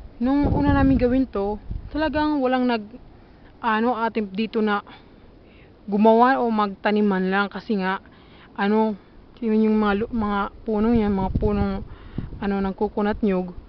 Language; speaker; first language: Filipino; non-native, local second language; Waray